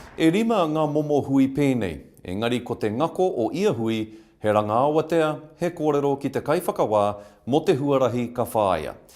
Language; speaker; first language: Māori; non-native, local second language; English